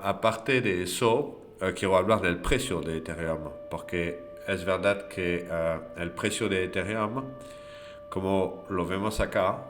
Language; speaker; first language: Spanish; non-native, fluent; French